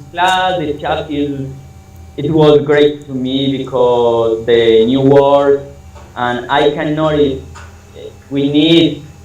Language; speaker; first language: English; non-native, learner; Spanish